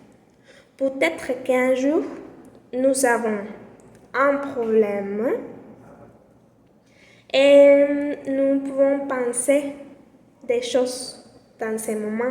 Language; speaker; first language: French; non-native, learner; Spanish